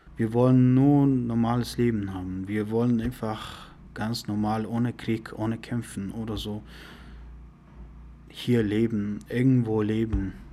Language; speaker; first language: German; non-native, learner; Persian